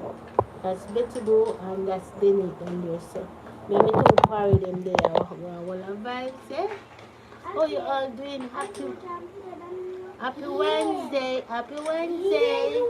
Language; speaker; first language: English; non-native, local second language; Jamaican Creole English